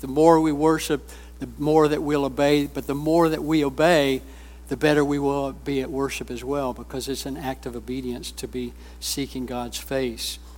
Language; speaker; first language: English; native; English